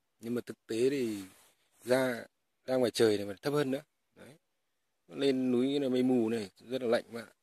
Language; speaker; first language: Vietnamese; non-native, local second language; Tày